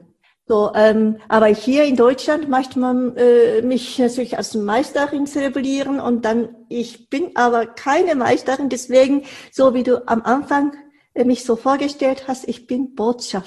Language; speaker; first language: German; non-native, fluent; Japanese